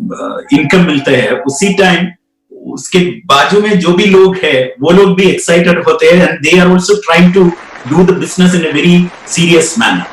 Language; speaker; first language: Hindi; non-native, local second language; Malayalam